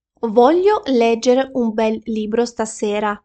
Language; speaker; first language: Italian; non-native, fluent; Ukrainian